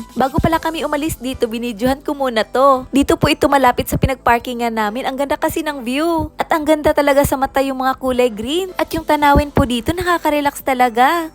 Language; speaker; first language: Filipino; native; Filipino